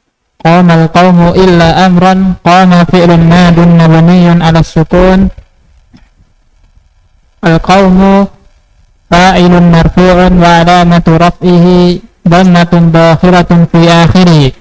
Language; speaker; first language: Arabic; non-native, learner; Indonesian